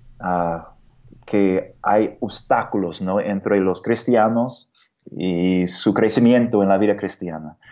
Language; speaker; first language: Spanish; non-native, fluent; English